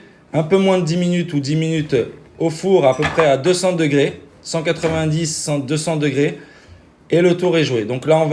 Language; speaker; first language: French; native; French